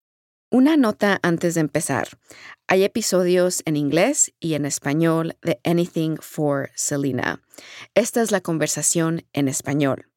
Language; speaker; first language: Spanish; early bilingual, heritage; Spanish